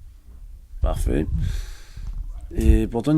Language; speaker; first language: French; native; French